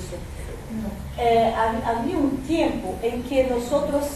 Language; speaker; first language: Spanish; non-native, fluent; Portuguese